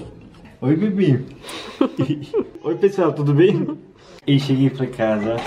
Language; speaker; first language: Portuguese; non-native, learner; Turkish